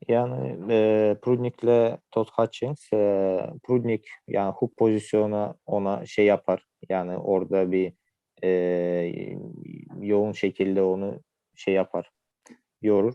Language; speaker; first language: Turkish; non-native, fluent; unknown